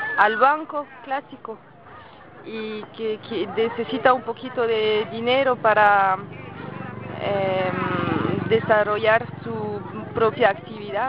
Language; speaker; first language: Spanish; non-native, fluent; French